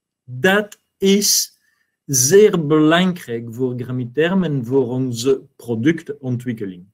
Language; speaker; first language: Dutch; non-native, learner; French